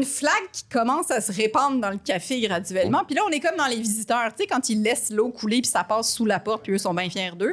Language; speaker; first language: French; native; French